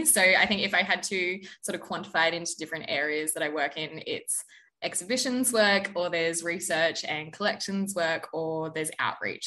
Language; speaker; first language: English; native; English